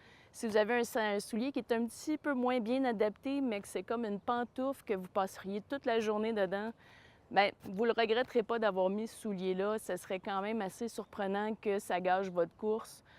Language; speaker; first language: French; native; French